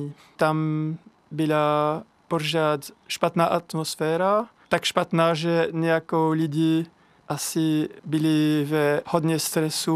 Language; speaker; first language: Czech; non-native, learner; French